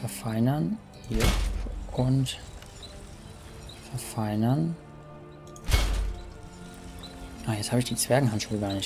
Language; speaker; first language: German; native; German